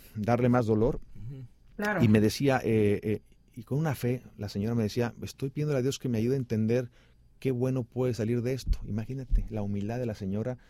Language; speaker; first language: Spanish; native; Spanish